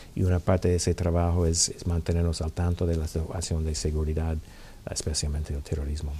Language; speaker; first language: Spanish; non-native, fluent; English